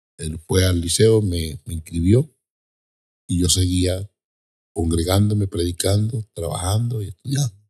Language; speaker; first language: Spanish; native; Spanish